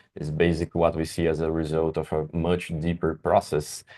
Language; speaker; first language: English; non-native, fluent; Portuguese